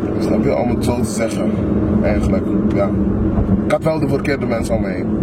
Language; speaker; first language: Dutch; non-native, local second language; Papiamento